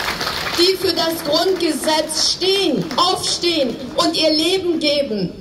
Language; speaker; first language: German; non-native, fluent; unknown